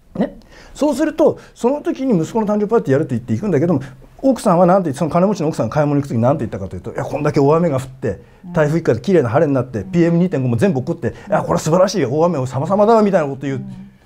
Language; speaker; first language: Japanese; native; Japanese